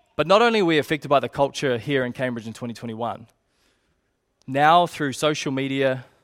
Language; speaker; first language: English; native; English